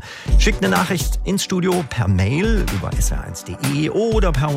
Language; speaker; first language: German; native; German